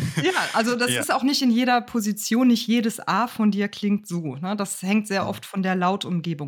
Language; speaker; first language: German; native; German